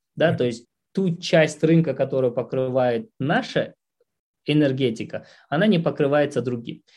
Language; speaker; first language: Russian; non-native, local second language; Tajik